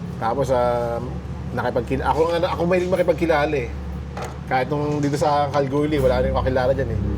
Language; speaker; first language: Filipino; native; Filipino